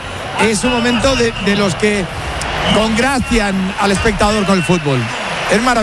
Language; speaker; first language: Spanish; native; Spanish